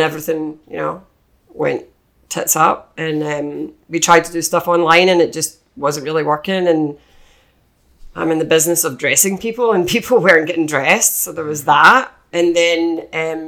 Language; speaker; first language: English; native; English